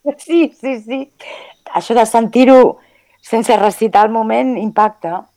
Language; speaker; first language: Catalan; early bilingual, other home language; Spanish